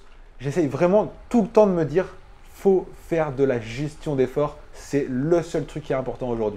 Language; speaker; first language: French; native; French